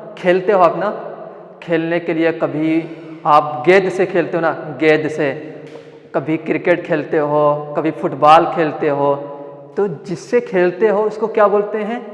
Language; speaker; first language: Urdu; non-native, local second language; Malayalam